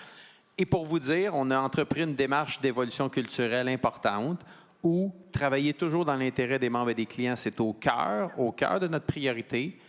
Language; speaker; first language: French; native; French